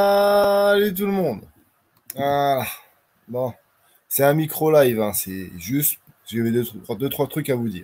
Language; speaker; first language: French; native; French